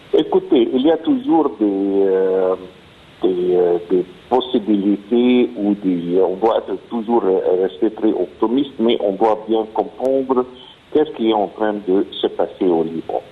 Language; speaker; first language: French; non-native, fluent; Arabic